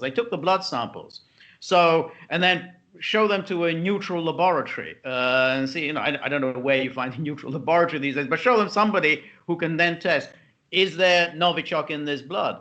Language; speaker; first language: English; native; English